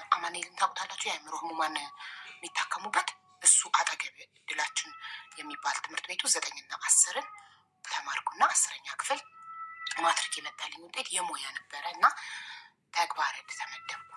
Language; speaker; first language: Amharic; native; Amharic